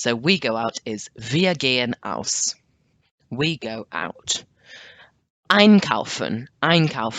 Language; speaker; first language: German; non-native, learner; English